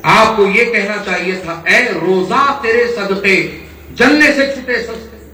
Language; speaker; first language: Urdu; native; Urdu